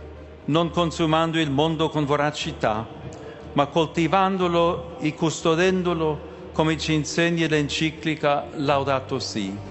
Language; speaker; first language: Italian; non-native, fluent; English